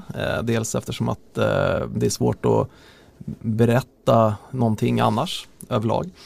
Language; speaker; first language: Swedish; native; Swedish